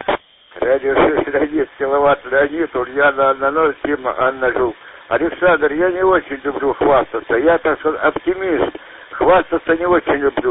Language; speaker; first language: Russian; native; Russian